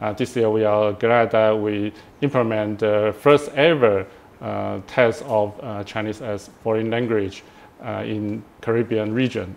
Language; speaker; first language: English; non-native, fluent; Chinese